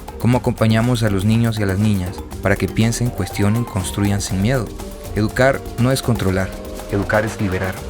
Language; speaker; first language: Spanish; native; Spanish